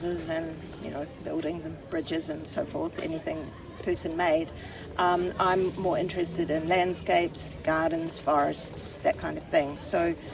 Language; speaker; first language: English; native; English